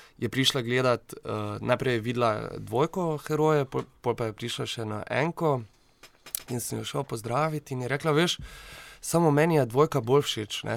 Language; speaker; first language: Slovenian; native; Slovenian